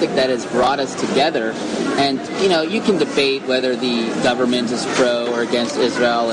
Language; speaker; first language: English; native; English